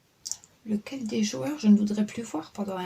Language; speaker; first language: French; native; French